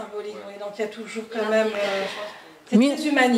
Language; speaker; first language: French; native; French